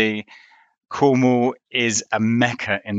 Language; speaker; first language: English; native; English